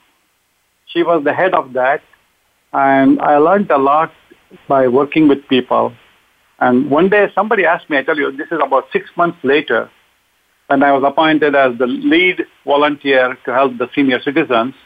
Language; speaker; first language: English; non-native, local second language; Kannada